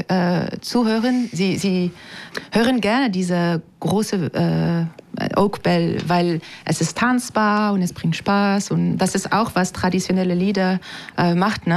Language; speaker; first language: German; non-native, fluent; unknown